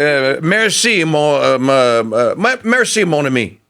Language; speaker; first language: French; non-native, learner; English